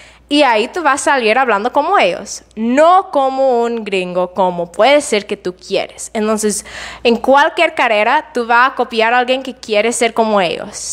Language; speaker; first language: Spanish; non-native, fluent; English